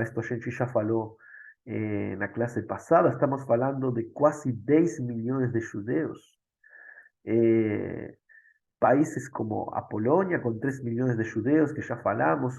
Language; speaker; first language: Portuguese; non-native, fluent; Spanish